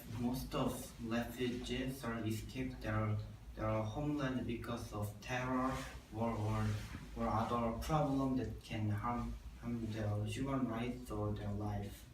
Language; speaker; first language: English; non-native, learner; Korean